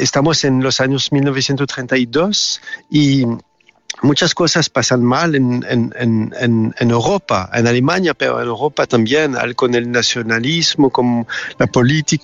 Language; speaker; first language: Spanish; non-native, fluent; French